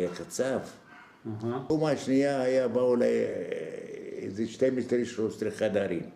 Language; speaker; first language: Hebrew; non-native, fluent; Arabic